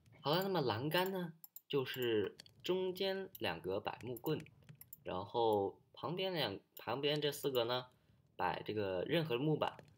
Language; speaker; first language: Chinese; early bilingual, heritage; Chinese